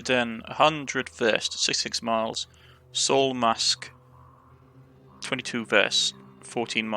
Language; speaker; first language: English; native; English